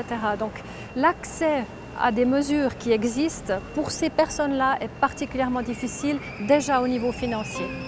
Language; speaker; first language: French; native; French